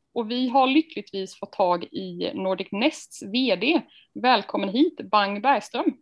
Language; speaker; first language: Swedish; native; Swedish